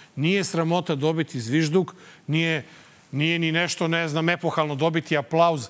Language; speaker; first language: Serbian; native; Serbian